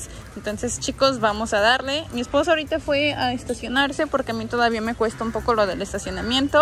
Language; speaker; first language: Spanish; native; Spanish